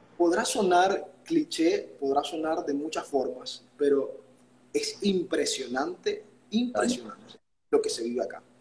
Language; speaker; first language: Spanish; native; Spanish